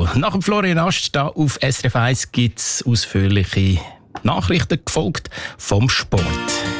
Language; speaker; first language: German; native; German